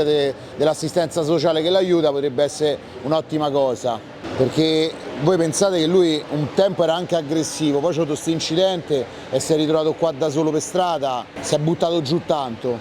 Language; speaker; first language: Italian; native; Italian